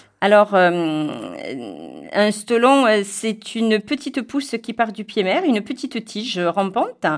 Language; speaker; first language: French; native; French